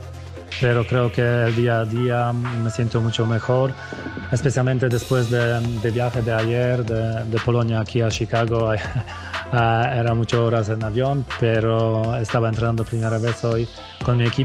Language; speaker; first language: Spanish; non-native, fluent; Polish